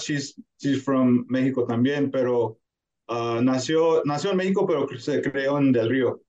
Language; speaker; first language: Spanish; early bilingual, heritage; Spanish